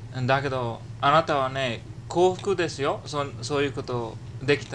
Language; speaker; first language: Japanese; early bilingual, heritage; Japanese